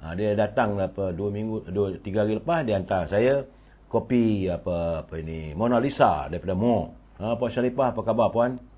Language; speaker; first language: Malay; native; Malay